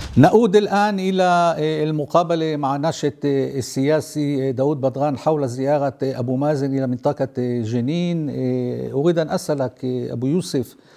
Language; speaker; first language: Arabic; non-native, local second language; Hebrew